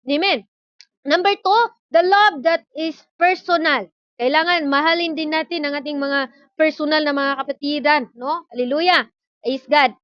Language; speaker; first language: Filipino; non-native, local second language; Cebuano